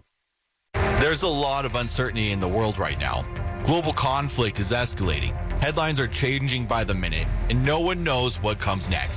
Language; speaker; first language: English; native; English